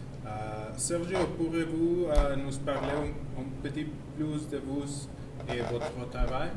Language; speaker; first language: French; non-native, learner; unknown